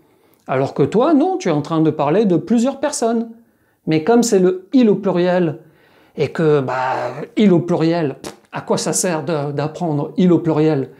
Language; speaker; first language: French; native; French